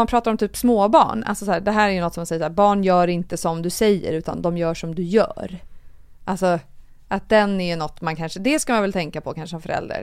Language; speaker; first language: Swedish; native; Swedish